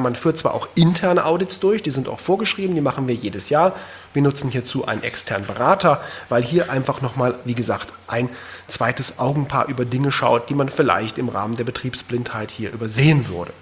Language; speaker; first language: German; native; German